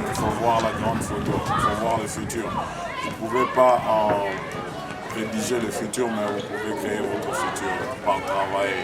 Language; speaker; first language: French; non-native, local second language; Swahili